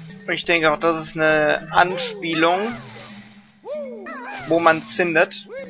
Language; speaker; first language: German; native; German